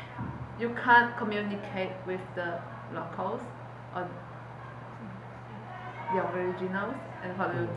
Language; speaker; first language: English; non-native, learner; Chinese